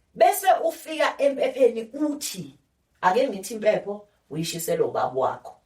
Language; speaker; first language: Zulu; native; Zulu